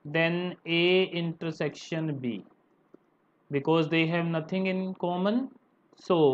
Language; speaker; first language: English; non-native, local second language; Punjabi